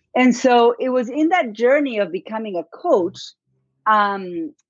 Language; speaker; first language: English; non-native, fluent; Spanish